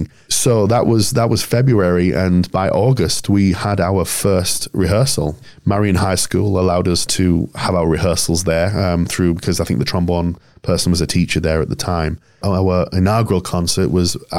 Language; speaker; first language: English; native; English